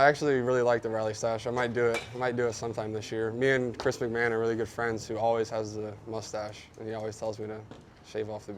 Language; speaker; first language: English; native; English